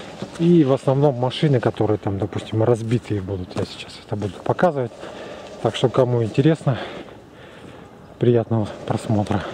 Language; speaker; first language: Russian; native; Russian